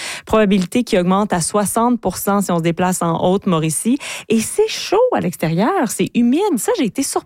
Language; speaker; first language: French; native; French